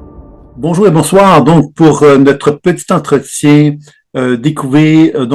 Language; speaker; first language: French; native; French